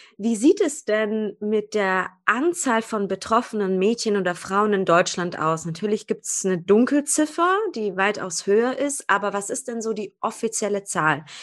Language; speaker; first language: German; native; German